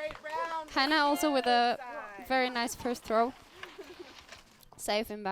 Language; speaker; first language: English; non-native, fluent; Norwegian